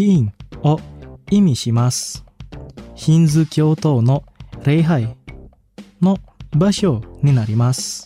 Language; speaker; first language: Japanese; non-native, fluent; Indonesian